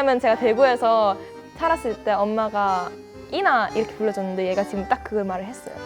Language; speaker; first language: Korean; native; Korean